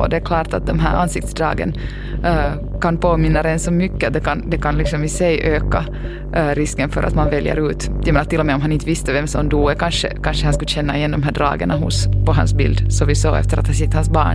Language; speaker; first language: Swedish; native; Swedish